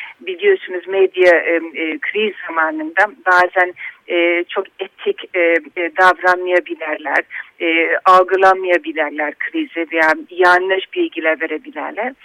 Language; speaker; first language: Turkish; non-native, fluent; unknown